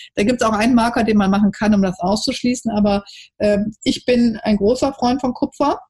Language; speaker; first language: German; native; German